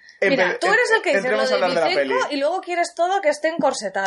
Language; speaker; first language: Spanish; native; Spanish